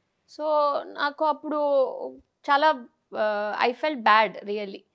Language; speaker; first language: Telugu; non-native, learner; Tamil